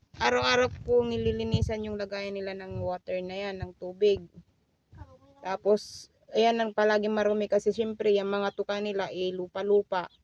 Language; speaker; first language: Filipino; non-native, local second language; Cebuano